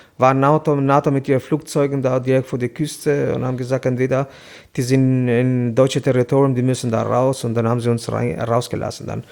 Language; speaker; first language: German; non-native, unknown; Albanian